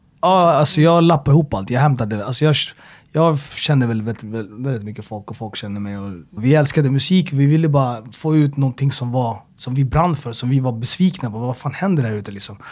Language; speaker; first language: Swedish; early bilingual, other home language; Amharic